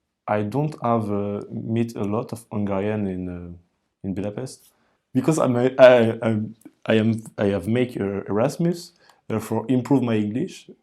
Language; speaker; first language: English; non-native, learner; French